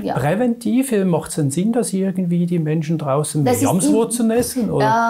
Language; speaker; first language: German; native; German